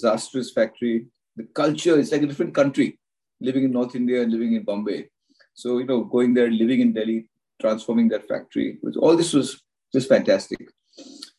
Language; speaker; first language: English; non-native, local second language; Hindi